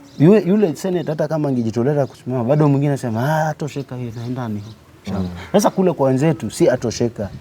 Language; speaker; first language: Swahili; non-native, local second language; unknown